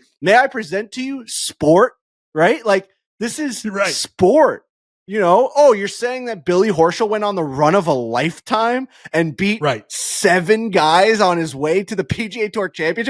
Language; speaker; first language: English; native; English